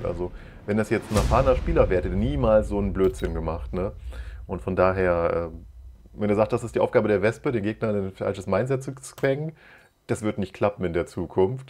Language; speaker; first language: German; native; German